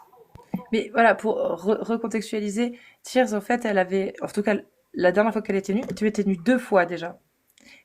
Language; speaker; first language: French; native; French